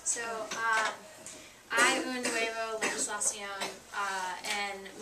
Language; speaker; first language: Spanish; non-native, learner; English